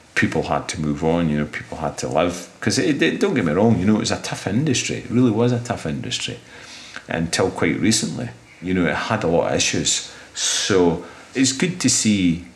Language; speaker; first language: English; native; English